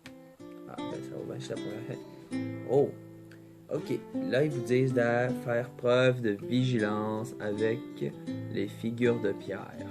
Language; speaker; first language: French; native; French